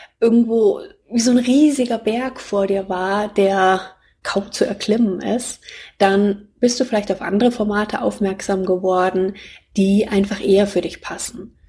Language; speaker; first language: German; native; German